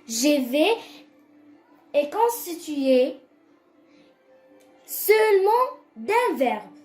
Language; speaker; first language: French; non-native, local second language; Arabic